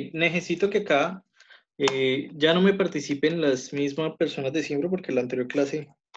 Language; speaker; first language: Spanish; native; Spanish